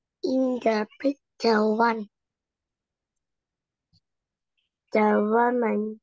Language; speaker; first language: English; non-native, learner; Vietnamese